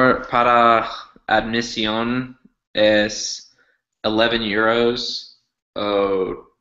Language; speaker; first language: Spanish; non-native, learner; English